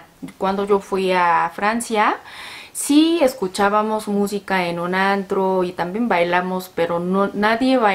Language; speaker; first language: Spanish; non-native, learner; Korean